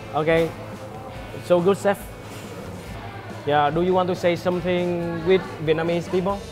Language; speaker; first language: English; non-native, learner; Vietnamese